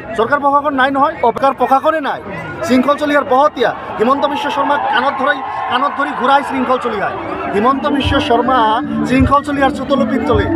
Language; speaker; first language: Assamese; non-native, local second language; Bangla